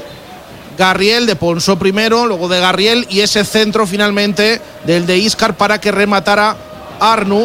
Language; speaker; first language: Spanish; native; Spanish